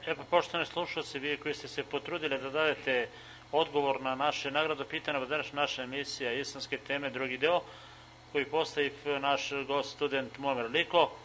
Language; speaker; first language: Bosnian; native; Bosnian